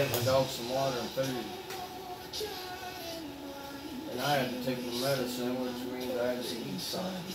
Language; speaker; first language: English; native; English